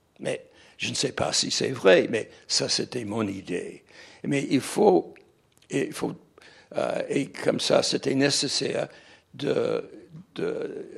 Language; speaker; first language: French; non-native, fluent; English